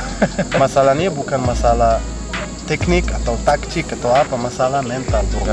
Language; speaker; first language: Indonesian; non-native, fluent; Arabic